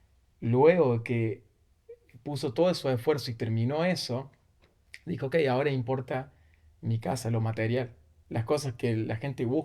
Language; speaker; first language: Spanish; native; Spanish